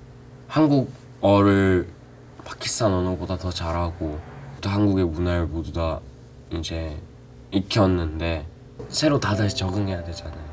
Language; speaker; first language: Korean; early bilingual, other home language; Urdu